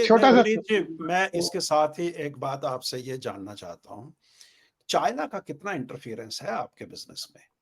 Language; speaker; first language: Hindi; native; Hindi